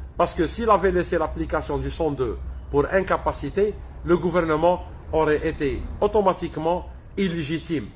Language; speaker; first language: French; non-native, local second language; Arabic